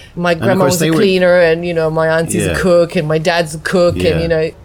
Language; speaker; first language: English; non-native, fluent; Slovak